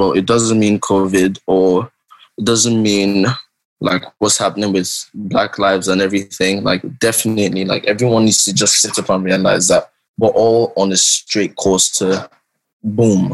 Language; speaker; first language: English; non-native, local second language; Yoruba